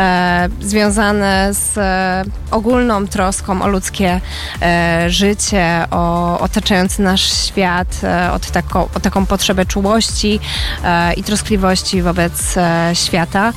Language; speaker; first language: Polish; native; Polish